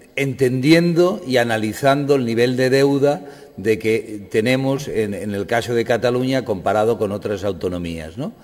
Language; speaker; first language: Spanish; non-native, local second language; Catalan